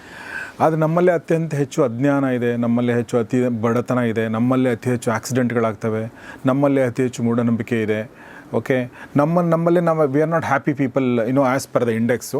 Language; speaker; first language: Kannada; native; Kannada